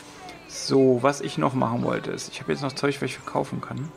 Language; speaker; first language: German; native; German